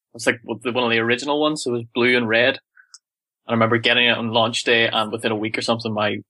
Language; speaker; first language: English; native; English